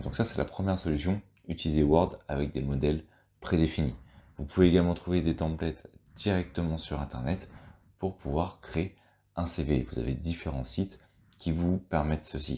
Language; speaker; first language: French; native; French